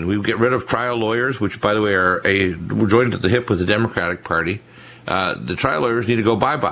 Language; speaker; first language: English; native; English